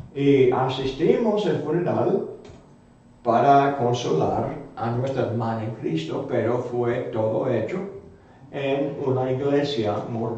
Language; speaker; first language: Spanish; non-native, fluent; English